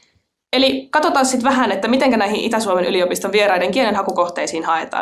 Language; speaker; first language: Finnish; native; Finnish